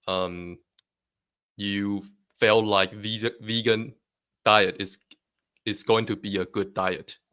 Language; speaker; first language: English; non-native, fluent; Chinese